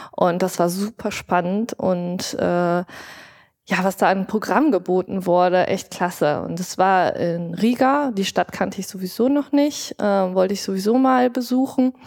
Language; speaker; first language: German; native; German